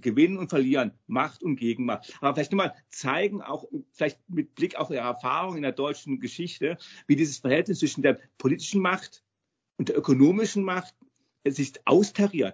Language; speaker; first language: German; native; German